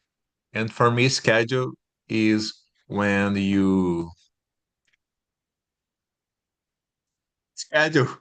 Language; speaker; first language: English; non-native, learner; Portuguese